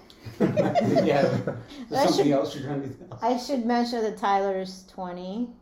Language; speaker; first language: English; early bilingual, other home language; Latvian